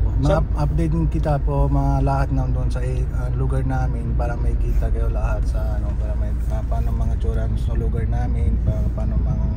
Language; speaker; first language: Filipino; non-native, learner; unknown